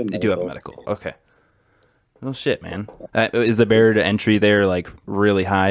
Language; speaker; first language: English; native; English